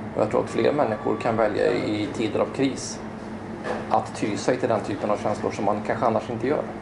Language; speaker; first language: Swedish; native; Swedish